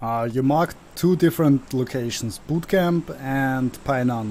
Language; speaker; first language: English; non-native, fluent; German